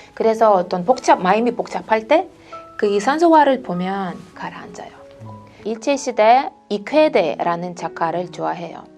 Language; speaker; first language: Korean; non-native, fluent; Russian